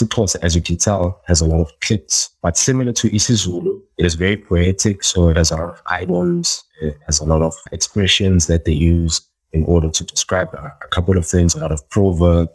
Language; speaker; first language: English; non-native, local second language; Xhosa